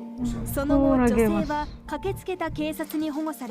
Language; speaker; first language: Japanese; native; Japanese